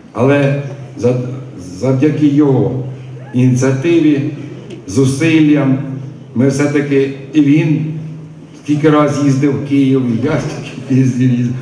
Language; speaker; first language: Ukrainian; native; Ukrainian